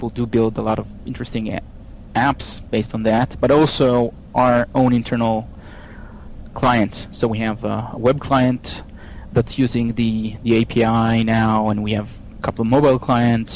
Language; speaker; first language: English; non-native, fluent; Hebrew